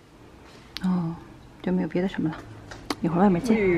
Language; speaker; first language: Chinese; native; Chinese